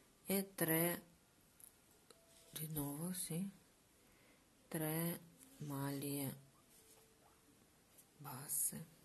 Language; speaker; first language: Italian; non-native, learner; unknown